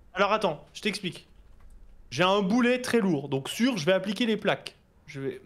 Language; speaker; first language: French; native; French